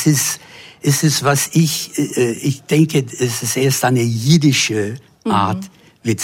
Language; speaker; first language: German; non-native, fluent; English